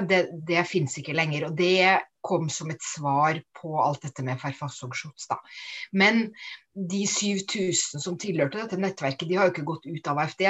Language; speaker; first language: Norwegian; native; Norwegian